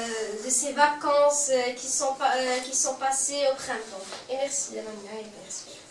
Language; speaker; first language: French; non-native, local second language; Arabic